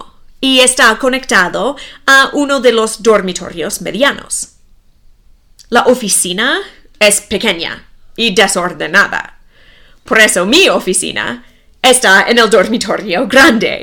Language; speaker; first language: Spanish; non-native, fluent; English